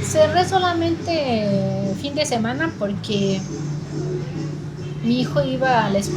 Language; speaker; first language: Spanish; native; Spanish